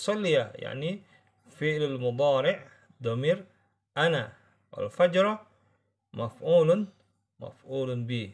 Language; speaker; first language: Arabic; non-native, fluent; Indonesian